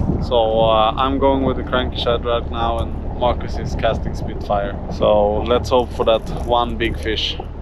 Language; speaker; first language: English; non-native, fluent; Swedish